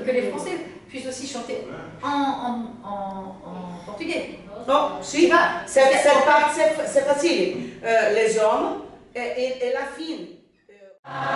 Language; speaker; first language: French; non-native, learner; Portuguese